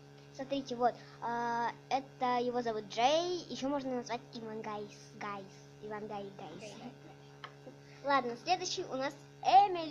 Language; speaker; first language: Russian; native; Russian